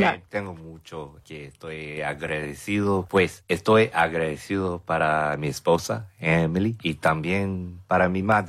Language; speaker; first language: Spanish; non-native, fluent; English